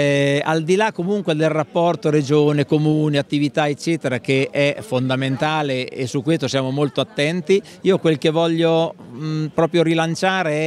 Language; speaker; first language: Italian; native; Italian